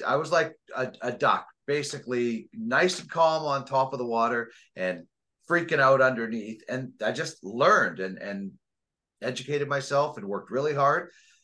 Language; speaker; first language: English; native; English